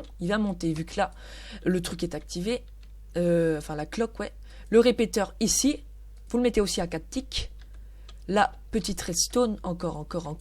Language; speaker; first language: French; native; French